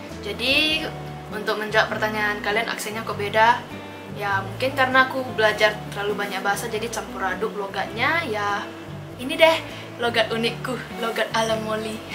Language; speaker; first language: Indonesian; non-native, local second language; Min Nan Chinese